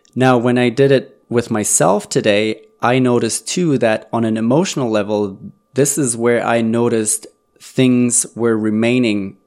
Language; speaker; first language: English; non-native, fluent; German